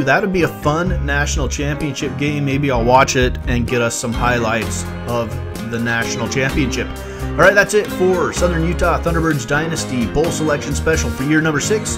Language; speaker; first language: English; native; English